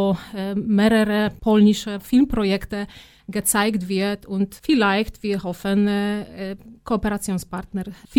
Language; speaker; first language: German; non-native, fluent; Polish